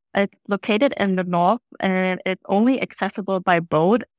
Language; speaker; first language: English; non-native, fluent; German